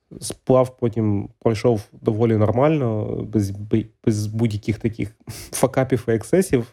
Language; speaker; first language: Ukrainian; native; Ukrainian